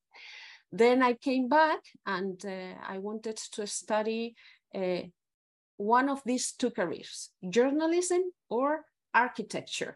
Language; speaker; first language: English; non-native, fluent; Spanish